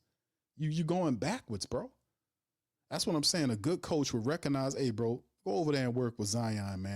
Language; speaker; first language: English; native; English